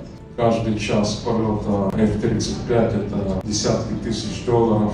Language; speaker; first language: Russian; native; Russian